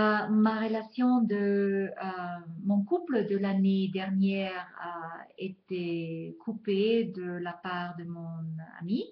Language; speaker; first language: French; non-native, fluent; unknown